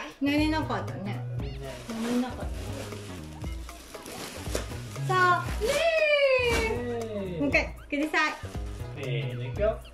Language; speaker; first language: Japanese; native; Japanese